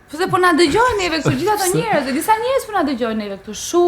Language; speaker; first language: Albanian; native; Albanian